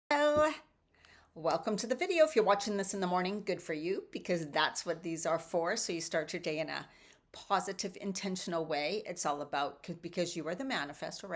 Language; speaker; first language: English; native; English